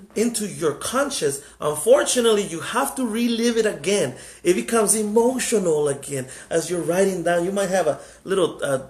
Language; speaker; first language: English; early bilingual, other home language; Spanish